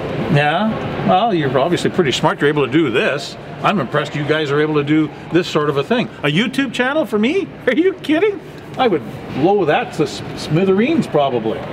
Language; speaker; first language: English; native; English